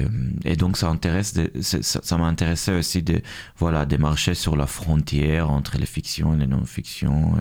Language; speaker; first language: French; non-native, fluent; Hebrew